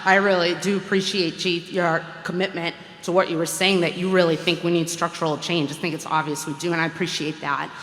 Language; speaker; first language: English; native; English